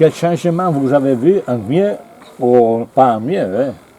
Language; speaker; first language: French; non-native, learner; Italian